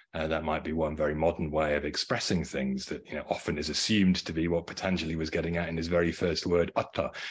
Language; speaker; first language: English; native; English